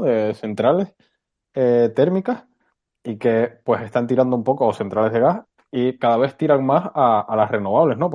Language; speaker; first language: Spanish; native; Spanish